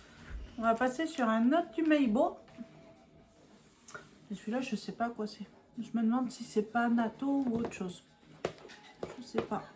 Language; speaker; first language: French; native; French